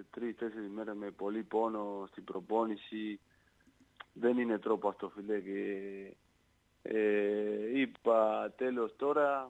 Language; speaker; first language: Greek; non-native, learner; Spanish